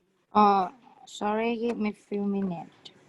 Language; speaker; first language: English; non-native, learner; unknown